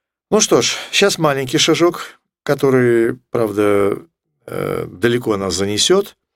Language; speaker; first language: Russian; native; Russian